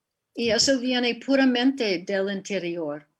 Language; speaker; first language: Spanish; non-native, fluent; English